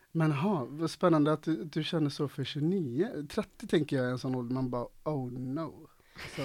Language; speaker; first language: Swedish; native; Swedish